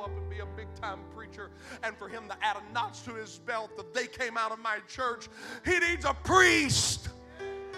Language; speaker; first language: English; native; English